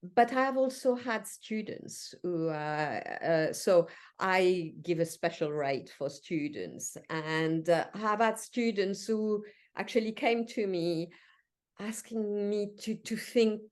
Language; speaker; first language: English; non-native, fluent; French